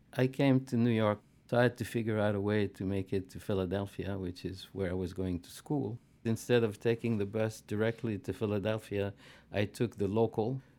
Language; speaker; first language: English; non-native, fluent; Arabic